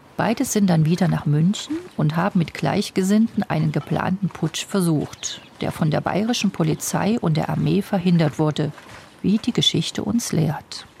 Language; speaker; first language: German; native; German